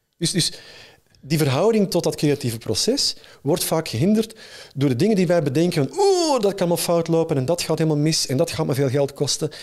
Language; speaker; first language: Dutch; native; Dutch